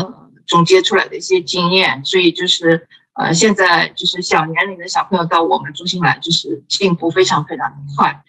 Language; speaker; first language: Chinese; native; Chinese